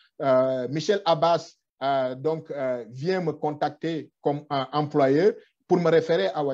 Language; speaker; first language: French; non-native, local second language; Wolof